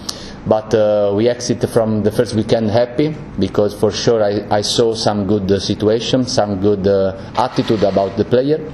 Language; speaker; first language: English; non-native, learner; Italian